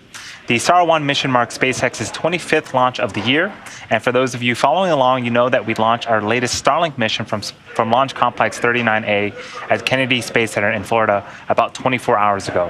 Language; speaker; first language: English; native; English